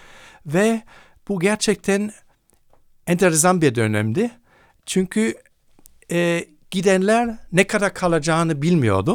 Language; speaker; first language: Turkish; non-native, fluent; German